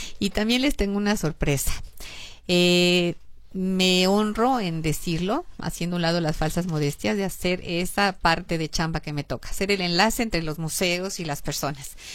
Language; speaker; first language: Spanish; native; Spanish